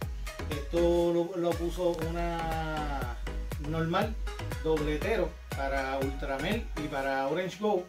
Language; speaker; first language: Spanish; native; Spanish